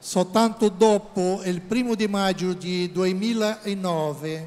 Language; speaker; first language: Italian; non-native, learner; Portuguese